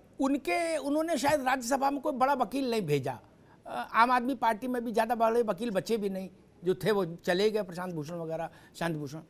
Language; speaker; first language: Hindi; native; Hindi